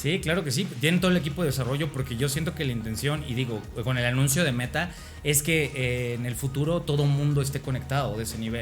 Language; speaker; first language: Spanish; native; Spanish